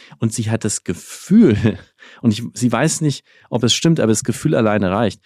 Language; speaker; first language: German; native; German